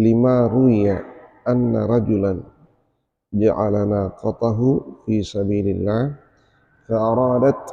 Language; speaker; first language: Arabic; non-native, fluent; Indonesian